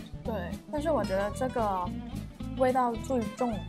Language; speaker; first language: Chinese; non-native, fluent; Thai